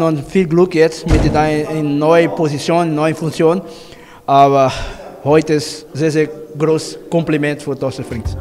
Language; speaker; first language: German; non-native, learner; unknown